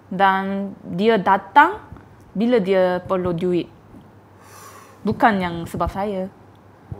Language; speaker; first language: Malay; non-native, fluent; Korean